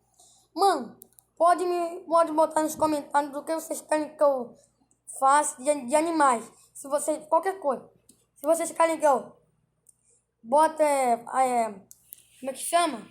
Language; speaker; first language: Portuguese; native; Portuguese